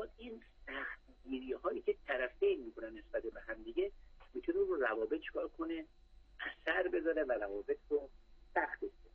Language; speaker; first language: Persian; native; Persian